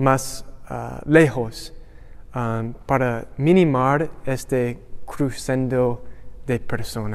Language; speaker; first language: Spanish; non-native, learner; English